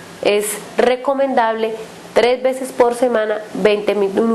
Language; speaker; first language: Spanish; native; Spanish